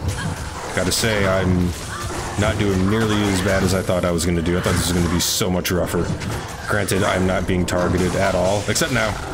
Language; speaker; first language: English; native; English